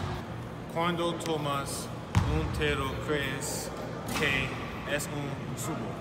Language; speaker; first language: Spanish; non-native, learner; English